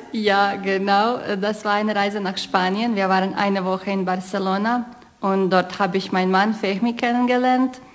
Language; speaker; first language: German; non-native, fluent; Croatian